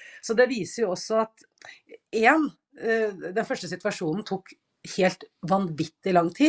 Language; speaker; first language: Swedish; native; Swedish